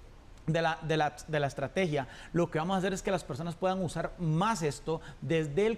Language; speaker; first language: Spanish; native; Spanish